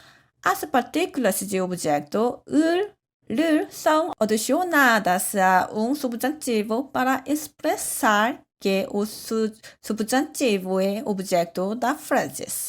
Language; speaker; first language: Portuguese; non-native, fluent; Korean